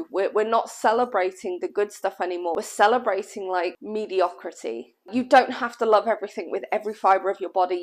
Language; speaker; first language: English; native; English